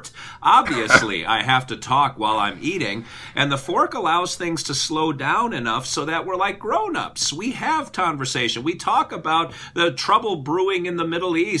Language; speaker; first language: English; native; English